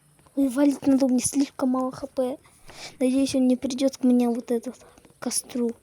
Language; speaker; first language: Russian; native; Russian